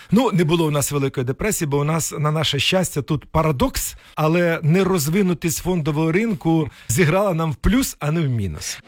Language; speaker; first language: Ukrainian; native; Ukrainian